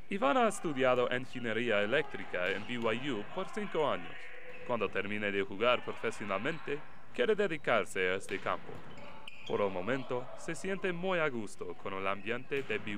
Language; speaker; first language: Spanish; non-native, fluent; English